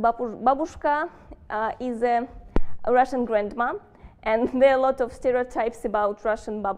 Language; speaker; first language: English; non-native, fluent; Russian